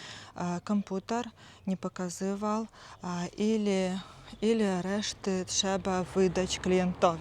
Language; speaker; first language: Polish; non-native, fluent; Ukrainian